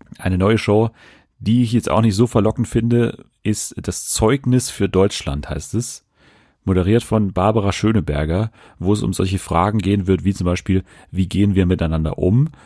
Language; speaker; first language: German; native; German